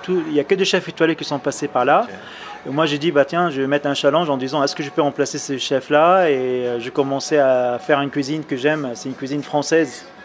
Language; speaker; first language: French; non-native, fluent; Arabic